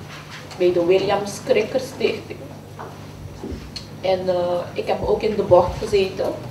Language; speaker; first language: Dutch; non-native, fluent; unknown